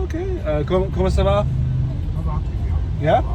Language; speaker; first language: French; non-native, learner; English